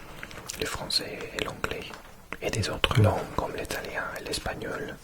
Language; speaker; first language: French; non-native, learner; English